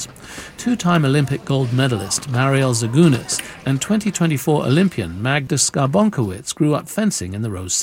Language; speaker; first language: English; native; English